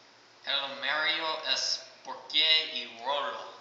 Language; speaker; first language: Spanish; non-native, learner; English